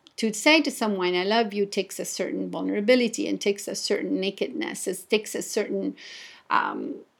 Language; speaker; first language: English; non-native, fluent; Italian